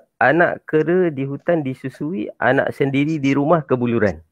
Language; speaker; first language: Malay; native; Malay